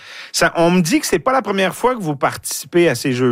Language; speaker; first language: French; native; French